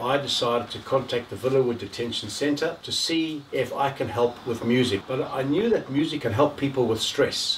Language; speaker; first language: English; native; English